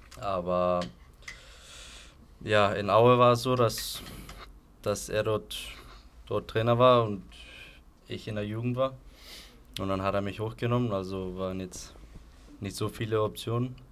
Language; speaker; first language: German; non-native, fluent; Icelandic